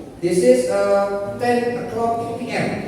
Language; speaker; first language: English; non-native, fluent; Indonesian